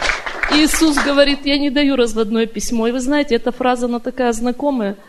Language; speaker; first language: Russian; native; Russian